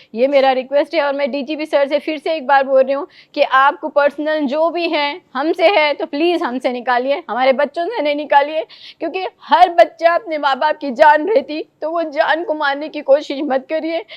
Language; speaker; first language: Hindi; non-native, local second language; Telugu